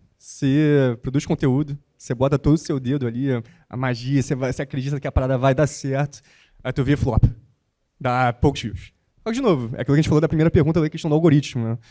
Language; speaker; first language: Portuguese; native; Portuguese